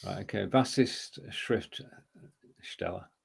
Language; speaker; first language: German; non-native, learner; English